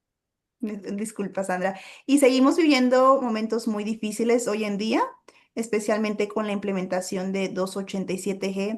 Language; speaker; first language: Spanish; native; Spanish